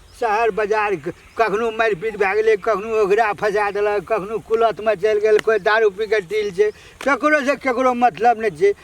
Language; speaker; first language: Maithili; native; Maithili